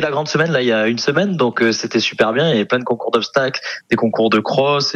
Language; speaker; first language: French; native; French